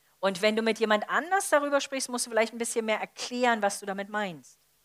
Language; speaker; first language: German; native; German